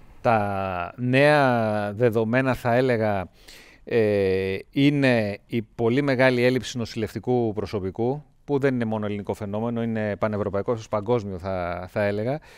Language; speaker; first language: Greek; native; Greek